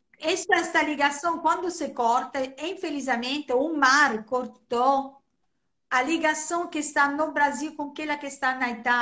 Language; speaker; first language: Portuguese; non-native, fluent; Italian